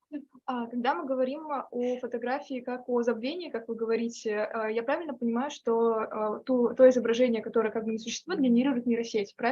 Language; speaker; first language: Russian; native; Russian